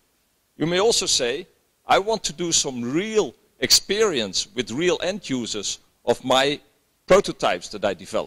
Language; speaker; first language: English; non-native, fluent; Dutch